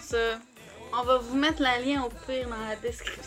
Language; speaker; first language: French; native; French